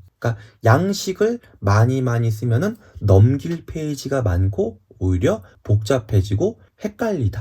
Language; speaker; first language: Korean; native; Korean